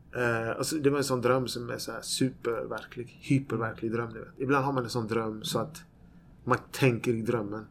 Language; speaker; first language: Swedish; native; Swedish